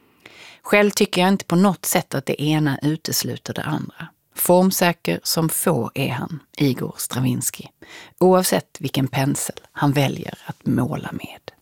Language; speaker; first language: Swedish; native; Swedish